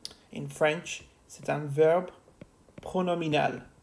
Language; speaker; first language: English; native; English